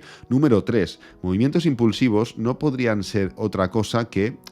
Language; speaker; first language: Spanish; native; Spanish